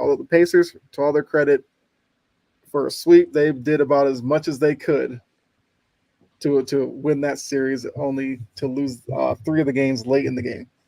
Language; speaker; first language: English; native; English